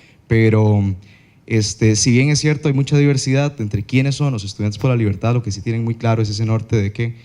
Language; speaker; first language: Spanish; native; Spanish